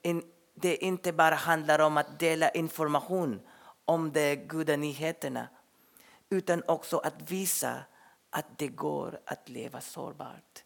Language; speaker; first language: Swedish; non-native, fluent; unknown